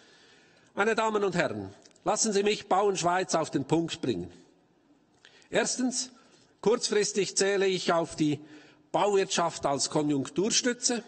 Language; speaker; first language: German; native; German